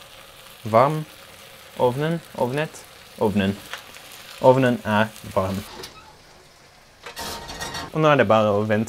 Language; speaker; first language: Norwegian; non-native, learner; Dutch